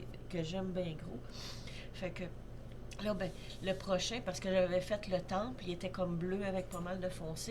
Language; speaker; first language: French; native; French